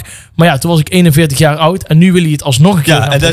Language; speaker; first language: Dutch; native; Dutch